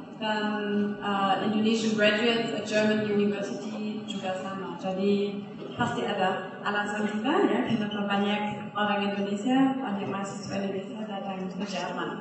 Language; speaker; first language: Indonesian; non-native, fluent; German